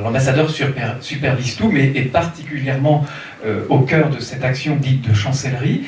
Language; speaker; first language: French; native; French